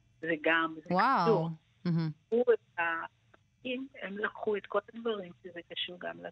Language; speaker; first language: Hebrew; non-native, fluent; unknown